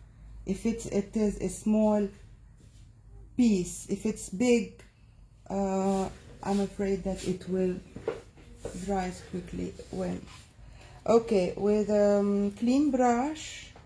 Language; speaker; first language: English; non-native, fluent; Arabic